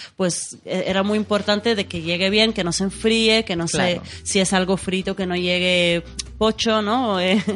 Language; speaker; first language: Spanish; non-native, fluent; Hebrew